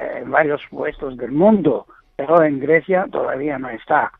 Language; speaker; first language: Spanish; non-native, learner; Greek